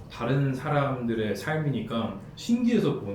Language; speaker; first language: Korean; native; Korean